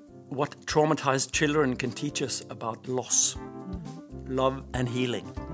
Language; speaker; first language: English; non-native, fluent; Norwegian